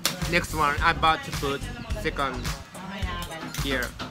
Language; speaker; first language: English; non-native, learner; Japanese